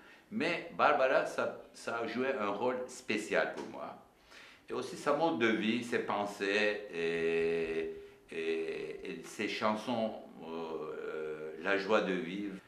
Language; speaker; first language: French; non-native, fluent; Turkish